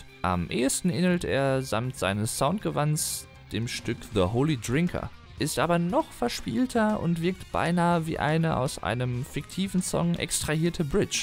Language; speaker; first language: German; native; German